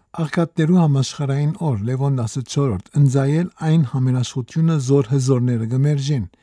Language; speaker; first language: Armenian; native; Armenian